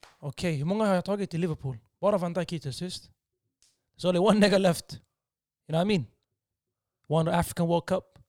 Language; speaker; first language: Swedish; early bilingual, other home language; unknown